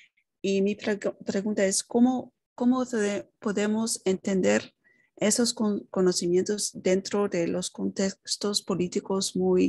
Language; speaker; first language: Spanish; non-native, fluent; Dutch